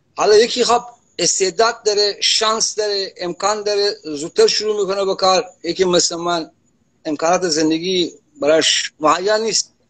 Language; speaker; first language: Persian; non-native, local second language; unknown